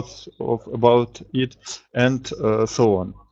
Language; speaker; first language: English; non-native, learner; Russian